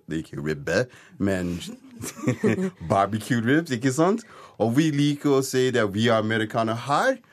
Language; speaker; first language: Norwegian; non-native, fluent; English